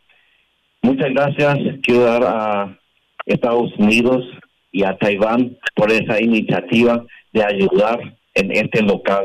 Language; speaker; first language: Spanish; non-native, local second language; Portuguese